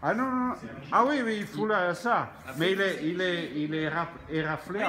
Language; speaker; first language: French; non-native, fluent; Portuguese